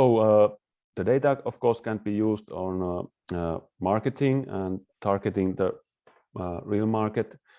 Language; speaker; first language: English; non-native, fluent; Finnish